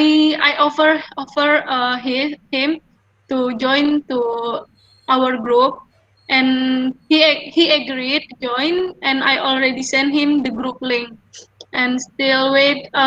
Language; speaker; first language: English; non-native, learner; Indonesian